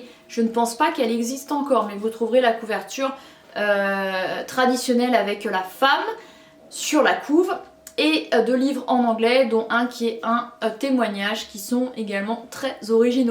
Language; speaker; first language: French; native; French